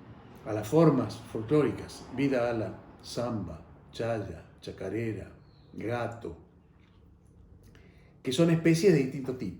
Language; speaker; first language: Spanish; native; Spanish